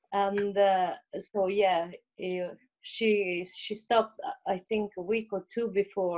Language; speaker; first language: English; non-native, learner; Albanian